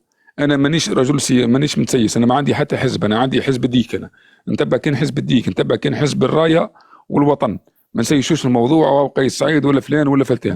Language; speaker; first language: Arabic; native; Arabic